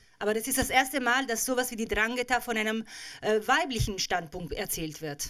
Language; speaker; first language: German; native; German